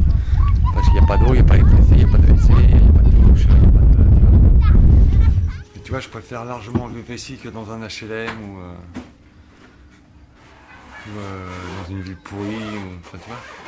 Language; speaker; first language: French; native; French